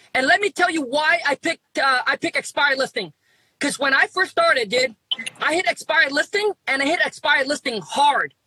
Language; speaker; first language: English; early bilingual, other home language; Vietnamese